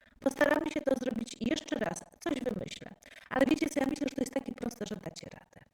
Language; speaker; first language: Polish; native; Polish